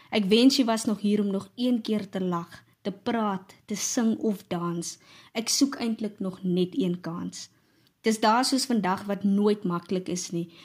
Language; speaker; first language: Afrikaans; native; Afrikaans